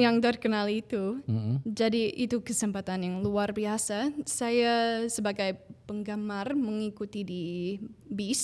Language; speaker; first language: Indonesian; non-native, fluent; English